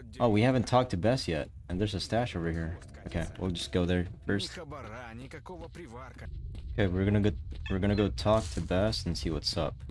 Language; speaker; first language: English; non-native, local second language; Filipino